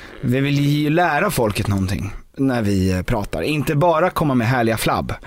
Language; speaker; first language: Swedish; native; Swedish